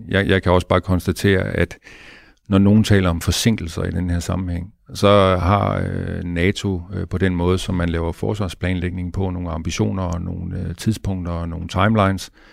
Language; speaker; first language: Danish; native; Danish